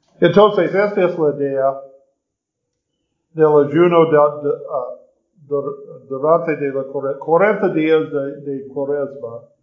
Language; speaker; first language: Spanish; non-native, learner; English